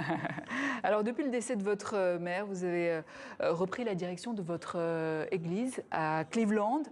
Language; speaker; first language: French; native; French